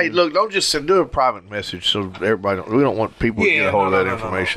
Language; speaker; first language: English; native; English